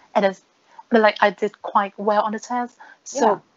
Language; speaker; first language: English; non-native, fluent; Vietnamese